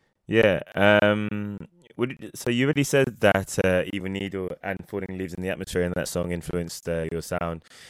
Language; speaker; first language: English; native; English